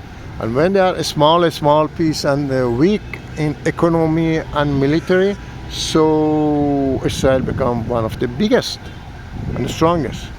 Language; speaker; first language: English; non-native, learner; Persian